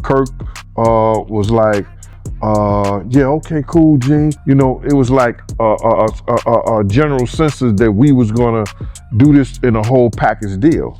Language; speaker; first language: English; native; English